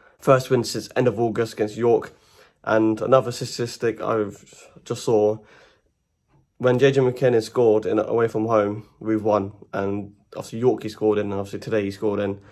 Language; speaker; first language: English; native; English